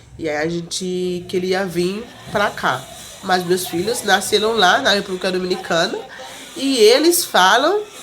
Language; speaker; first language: Portuguese; non-native, fluent; Haitian Creole